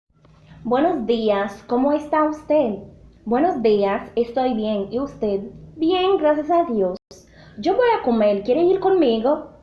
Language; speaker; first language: Spanish; non-native, learner; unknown